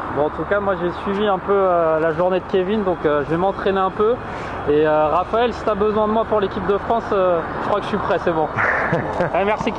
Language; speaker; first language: French; native; French